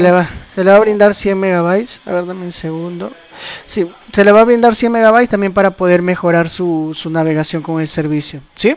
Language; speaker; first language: Spanish; native; Spanish